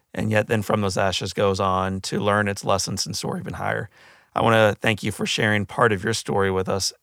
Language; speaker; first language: English; native; English